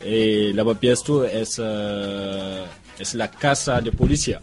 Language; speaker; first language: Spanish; non-native, learner; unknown